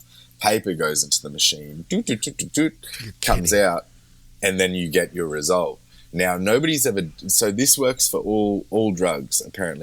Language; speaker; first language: English; native; English